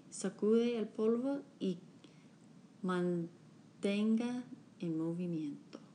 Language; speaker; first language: Spanish; non-native, learner; English